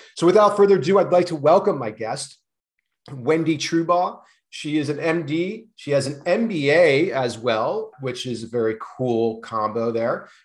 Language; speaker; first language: English; native; English